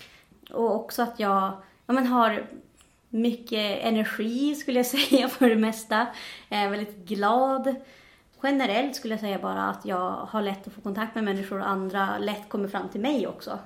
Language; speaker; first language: Swedish; native; Swedish